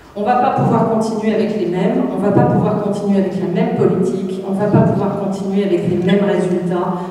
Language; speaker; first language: French; native; French